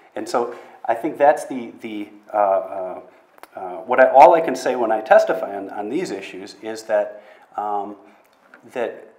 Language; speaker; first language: English; native; English